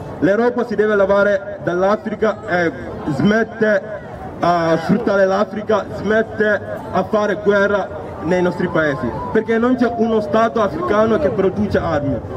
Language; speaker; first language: Italian; non-native, fluent; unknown